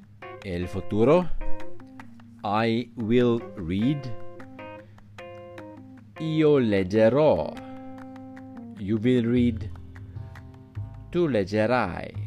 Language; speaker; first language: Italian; non-native, fluent; English